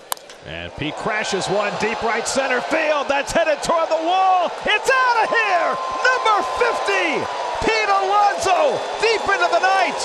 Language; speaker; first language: English; native; English